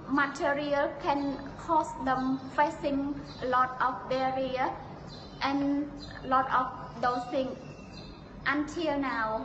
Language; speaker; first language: English; non-native, learner; Khmer